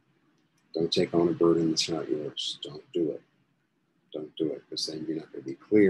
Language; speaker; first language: English; native; English